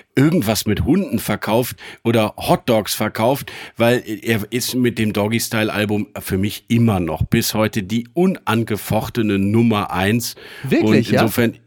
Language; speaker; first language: German; native; German